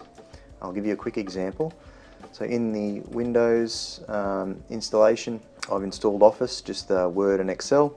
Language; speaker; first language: English; native; English